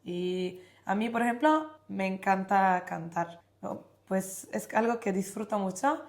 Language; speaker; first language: Spanish; non-native, fluent; Polish